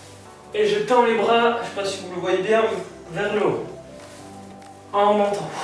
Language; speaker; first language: French; native; French